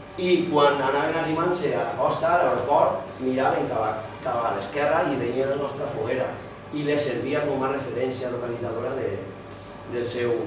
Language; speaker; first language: Catalan; native; Catalan